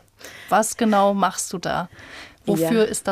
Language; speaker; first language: German; native; German